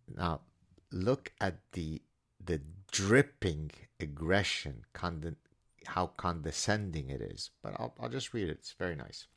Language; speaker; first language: English; non-native, fluent; Arabic